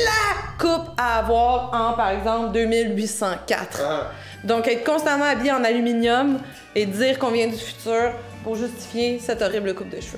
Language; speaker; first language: French; native; French